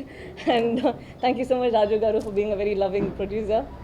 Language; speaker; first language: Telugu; non-native, local second language; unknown